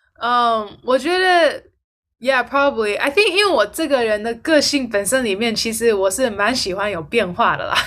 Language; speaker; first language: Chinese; early bilingual, heritage; Chinese